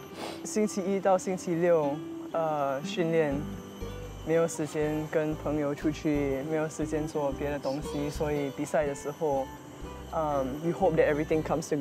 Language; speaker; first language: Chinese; early bilingual, other home language; English